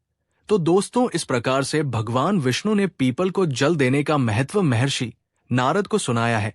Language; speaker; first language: Hindi; native; Hindi